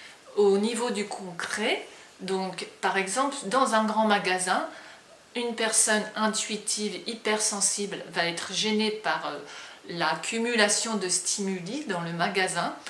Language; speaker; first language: French; native; French